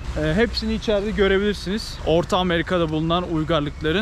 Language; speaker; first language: Turkish; native; Turkish